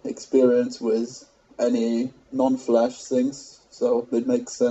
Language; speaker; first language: English; non-native, fluent; German